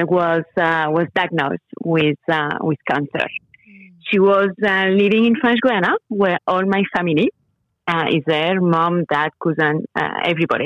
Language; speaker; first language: English; non-native, fluent; French